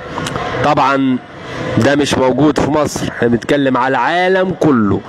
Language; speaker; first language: Arabic; native; Arabic